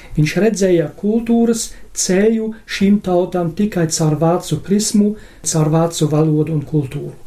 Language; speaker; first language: Latvian; non-native, fluent; German